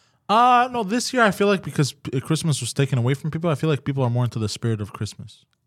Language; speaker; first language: English; native; English